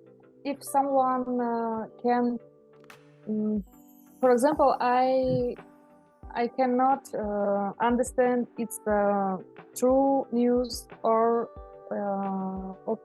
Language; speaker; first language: English; non-native, learner; Russian